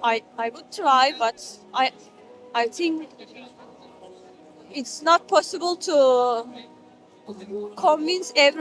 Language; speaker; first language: English; non-native, learner; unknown